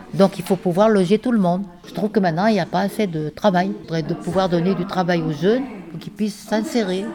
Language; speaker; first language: French; native; French